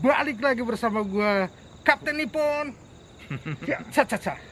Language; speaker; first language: Indonesian; native; Indonesian